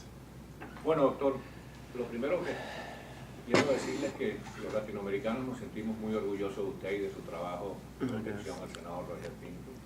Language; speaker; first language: Spanish; native; Spanish